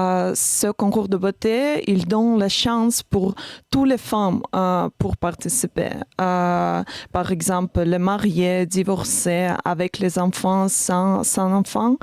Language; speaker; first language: French; non-native, learner; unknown